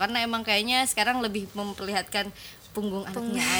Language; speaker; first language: Indonesian; native; Indonesian